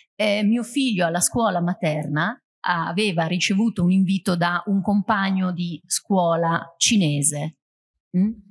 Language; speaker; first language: Italian; native; Italian